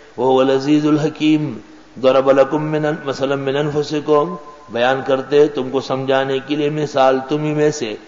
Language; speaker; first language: Urdu; non-native, local second language; Pashto